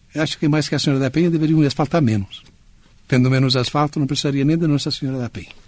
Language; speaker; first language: Portuguese; non-native, fluent; Italian